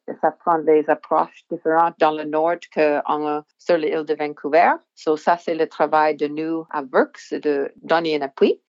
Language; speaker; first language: French; non-native, local second language; English